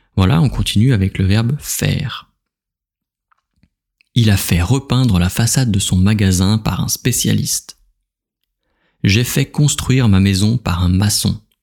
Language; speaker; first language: French; native; French